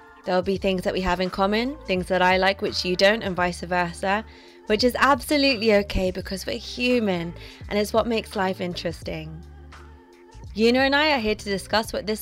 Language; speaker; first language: English; native; English